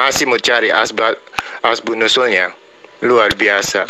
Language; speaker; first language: Indonesian; native; Indonesian